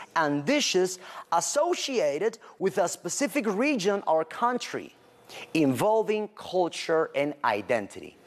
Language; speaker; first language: English; non-native, fluent; Spanish